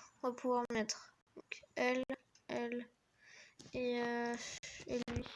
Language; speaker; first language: French; native; French